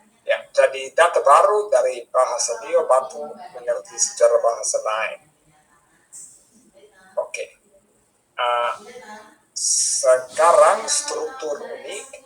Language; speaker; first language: Indonesian; non-native, fluent; English